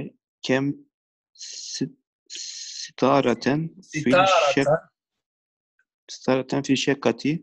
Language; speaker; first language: Arabic; non-native, learner; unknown